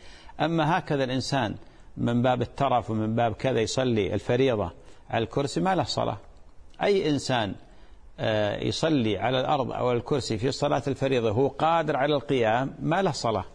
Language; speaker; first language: Arabic; native; Arabic